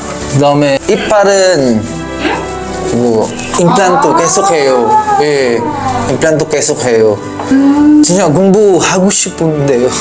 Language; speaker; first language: Korean; non-native, learner; Filipino